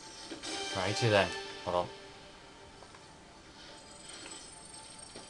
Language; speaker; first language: English; native; English